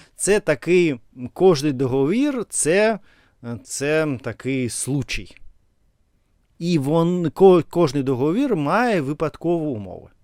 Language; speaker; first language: Ukrainian; non-native, learner; Russian